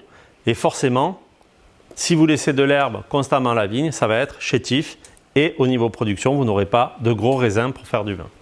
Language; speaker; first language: French; native; French